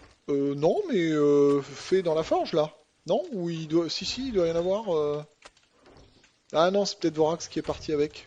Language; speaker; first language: French; native; French